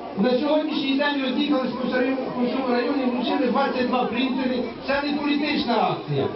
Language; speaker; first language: Ukrainian; native; Ukrainian